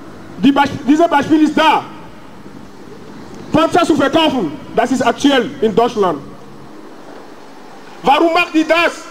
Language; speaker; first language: German; non-native, fluent; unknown